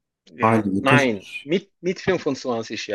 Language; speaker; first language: German; non-native, learner; Turkish